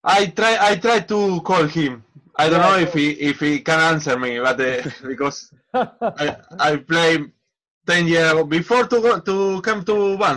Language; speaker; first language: English; non-native, learner; Spanish